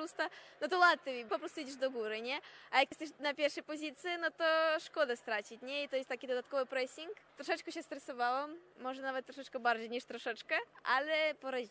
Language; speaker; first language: Polish; non-native, fluent; Russian